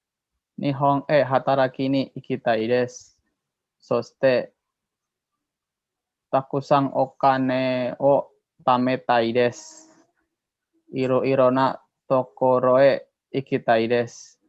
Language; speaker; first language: Japanese; non-native, learner; Indonesian